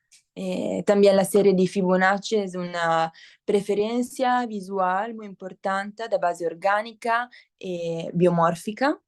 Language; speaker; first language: Spanish; non-native, learner; Italian